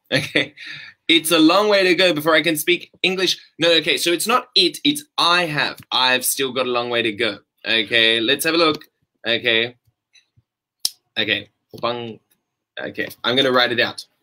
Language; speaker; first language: English; native; English